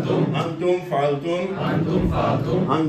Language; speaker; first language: Arabic; non-native, fluent; Urdu